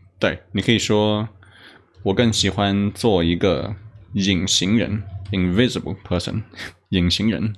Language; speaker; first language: Chinese; native; Chinese